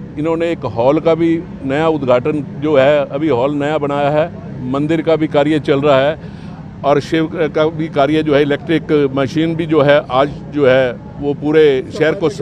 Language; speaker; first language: Hindi; native; Hindi